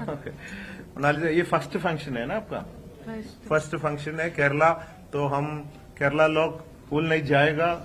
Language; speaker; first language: Hindi; non-native, local second language; Malayalam